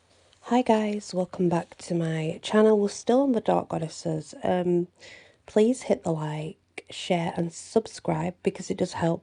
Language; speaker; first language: English; native; English